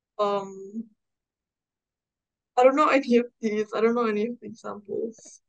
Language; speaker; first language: English; non-native, learner; Indonesian